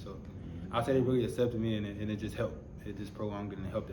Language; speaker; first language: English; native; English